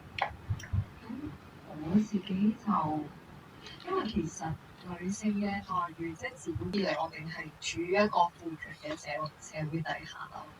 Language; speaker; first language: Cantonese; non-native, local second language; Chinese